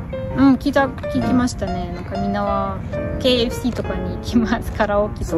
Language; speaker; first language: Japanese; non-native, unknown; Russian